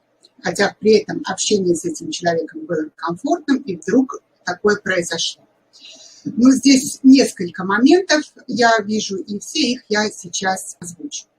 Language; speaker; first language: Russian; native; Russian